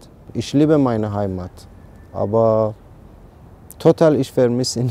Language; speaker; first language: German; non-native, learner; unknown